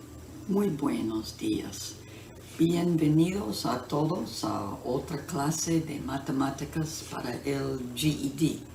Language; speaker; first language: Spanish; non-native, fluent; English